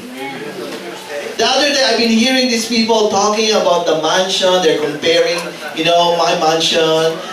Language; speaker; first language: English; non-native, local second language; Filipino